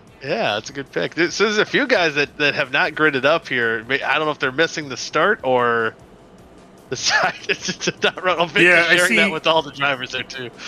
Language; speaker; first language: English; native; English